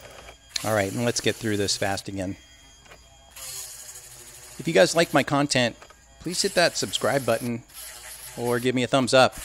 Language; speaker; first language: English; native; English